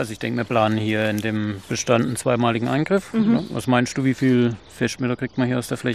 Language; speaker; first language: German; native; German